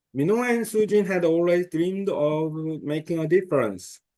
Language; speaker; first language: English; non-native, learner; Korean